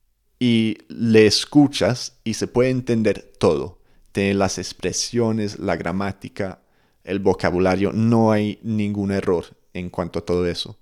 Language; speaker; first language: Spanish; non-native, fluent; English